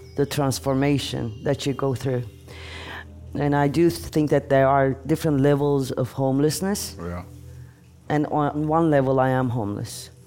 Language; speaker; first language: English; non-native, fluent; Turkish